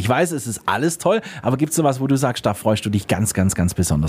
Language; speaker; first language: German; native; German